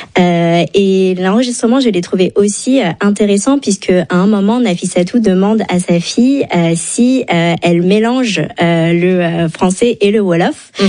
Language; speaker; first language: French; native; French